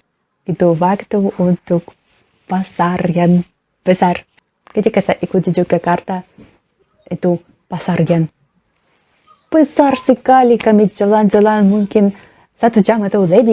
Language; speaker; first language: Indonesian; non-native, learner; Russian